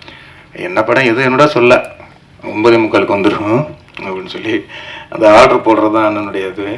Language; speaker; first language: Tamil; native; Tamil